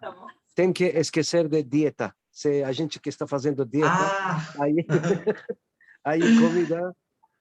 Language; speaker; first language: Portuguese; non-native, learner; Turkish